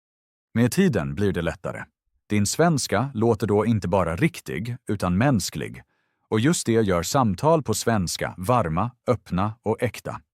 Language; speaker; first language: Swedish; non-native, fluent; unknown